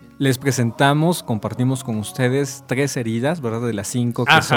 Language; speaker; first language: Spanish; native; Spanish